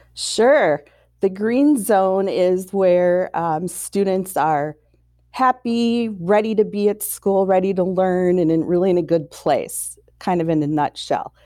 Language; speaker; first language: English; native; English